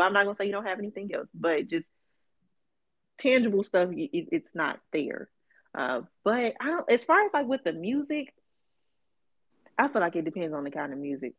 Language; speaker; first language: English; native; English